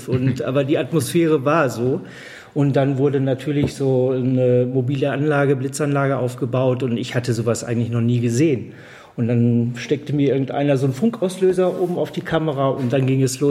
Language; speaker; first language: German; native; German